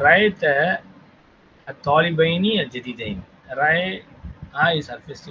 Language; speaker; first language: Arabic; non-native, fluent; Tamil